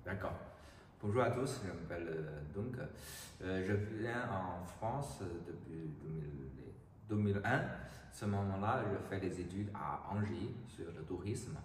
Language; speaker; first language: French; non-native, learner; Chinese